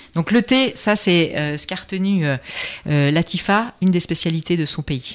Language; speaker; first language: French; native; French